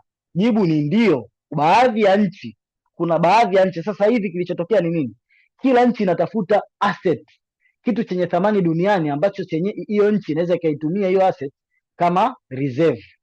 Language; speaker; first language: Swahili; native; Swahili